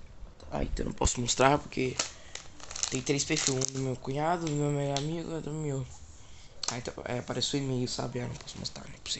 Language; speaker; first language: Portuguese; native; Portuguese